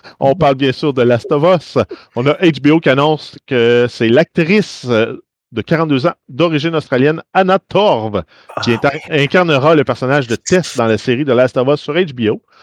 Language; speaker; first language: French; native; French